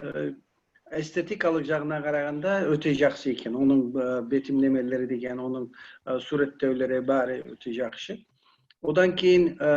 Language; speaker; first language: Kyrgyz; non-native, learner; Kazakh